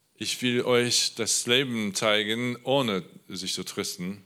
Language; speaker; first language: German; non-native, learner; Polish